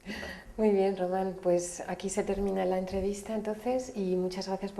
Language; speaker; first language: Spanish; native; Spanish